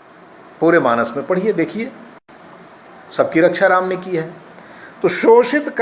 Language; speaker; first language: Hindi; native; Hindi